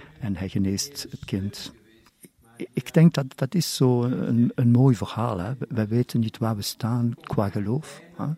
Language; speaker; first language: Dutch; non-native, local second language; German